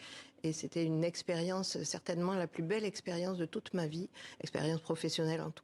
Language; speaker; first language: French; native; French